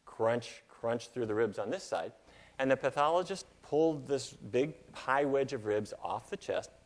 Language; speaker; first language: English; native; English